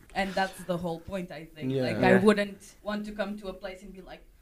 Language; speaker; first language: English; non-native, fluent; Portuguese